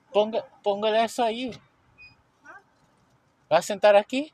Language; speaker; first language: Spanish; early bilingual, heritage; English